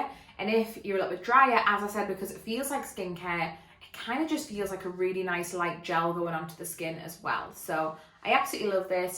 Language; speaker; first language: English; native; English